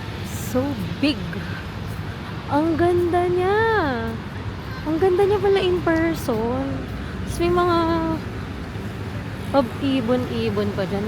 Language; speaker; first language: Filipino; native; Filipino